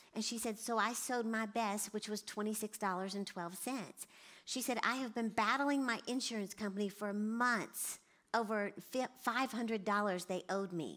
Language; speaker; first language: English; native; English